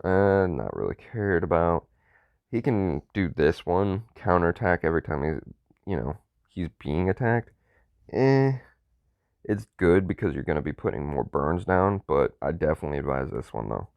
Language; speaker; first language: English; native; English